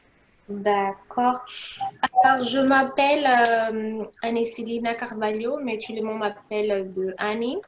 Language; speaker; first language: French; non-native, local second language; Portuguese